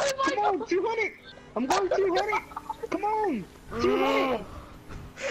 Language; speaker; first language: English; native; English